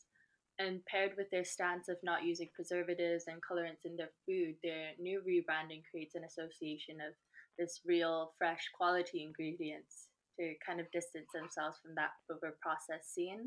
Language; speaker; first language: English; non-native, local second language; Chinese